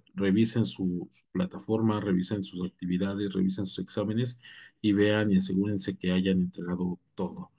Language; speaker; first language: Spanish; native; Spanish